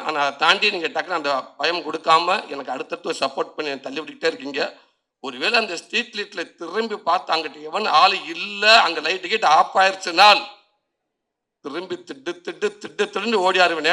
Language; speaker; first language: Tamil; native; Tamil